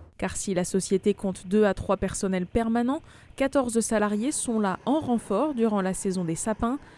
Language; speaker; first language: French; native; French